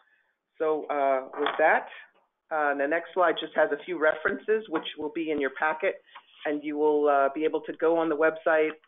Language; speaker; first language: English; native; English